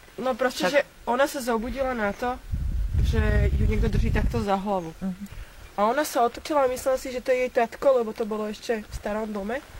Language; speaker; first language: Slovak; native; Slovak